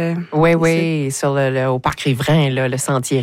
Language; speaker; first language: French; native; French